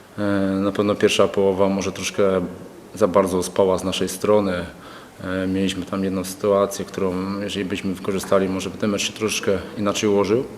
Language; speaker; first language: Polish; native; Polish